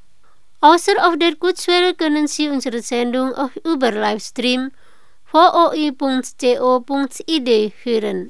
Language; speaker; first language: German; non-native, fluent; Indonesian